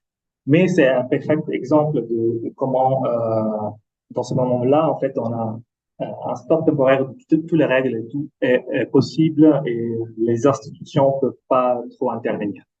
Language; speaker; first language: French; non-native, fluent; Italian